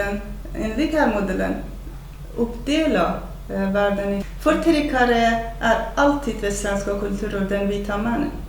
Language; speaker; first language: Swedish; non-native, fluent; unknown